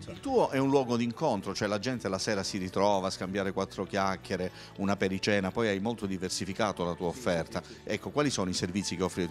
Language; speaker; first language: Italian; native; Italian